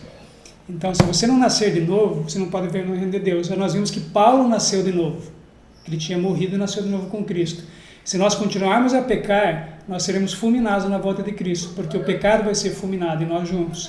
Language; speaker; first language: Portuguese; native; Portuguese